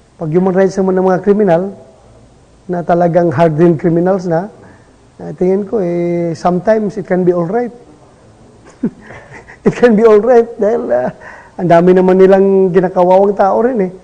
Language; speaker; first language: Filipino; native; Filipino